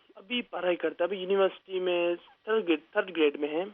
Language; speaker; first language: Urdu; early bilingual, other home language; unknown